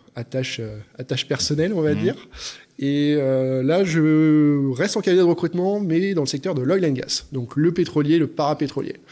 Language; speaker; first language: French; native; French